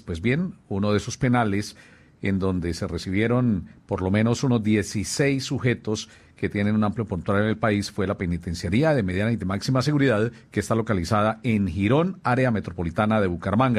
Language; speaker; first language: Spanish; native; Spanish